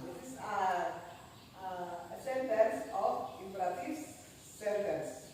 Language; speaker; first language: English; non-native, learner; Indonesian